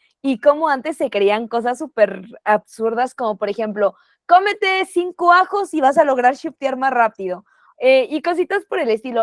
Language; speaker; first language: Spanish; native; Spanish